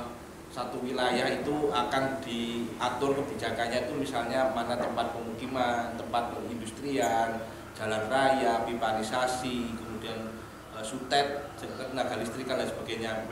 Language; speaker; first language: Indonesian; native; Indonesian